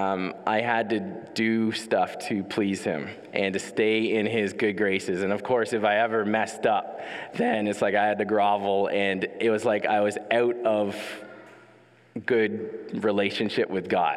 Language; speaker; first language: English; native; English